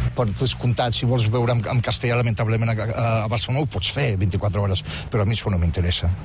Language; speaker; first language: Catalan; non-native, fluent; Riffian